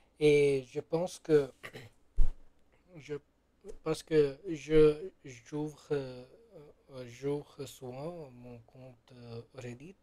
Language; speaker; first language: French; non-native, learner; Gujarati